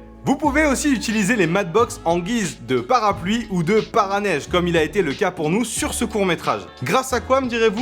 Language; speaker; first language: French; native; French